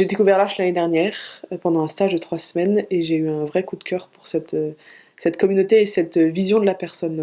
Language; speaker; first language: French; native; French